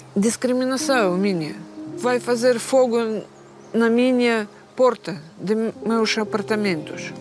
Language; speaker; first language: Portuguese; non-native, learner; Russian